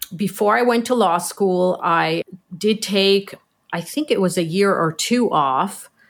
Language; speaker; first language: English; early bilingual, other home language; Hebrew